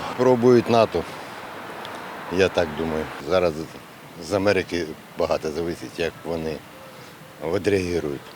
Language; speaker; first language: Ukrainian; non-native, local second language; Russian